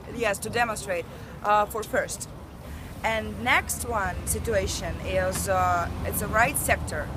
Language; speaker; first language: English; non-native, learner; Russian